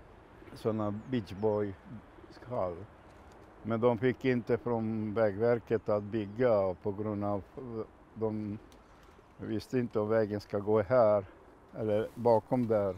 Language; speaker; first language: Swedish; non-native, fluent; Macedonian